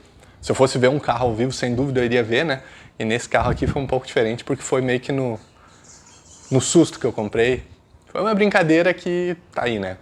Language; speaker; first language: Portuguese; native; Portuguese